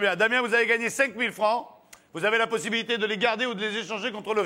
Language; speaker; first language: French; native; French